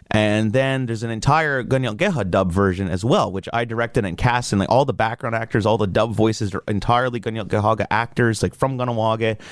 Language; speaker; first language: English; native; English